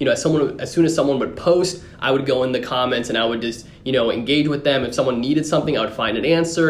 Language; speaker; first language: English; native; English